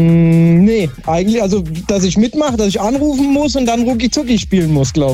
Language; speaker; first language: German; native; German